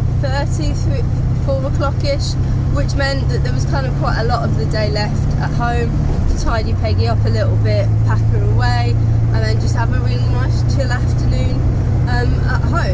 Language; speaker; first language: English; native; English